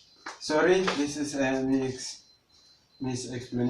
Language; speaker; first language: English; non-native, learner; Indonesian